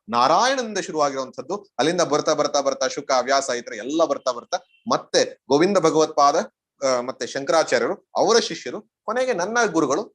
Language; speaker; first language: Kannada; native; Kannada